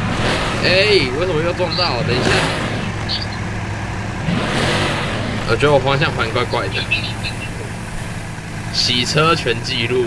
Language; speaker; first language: Chinese; native; Chinese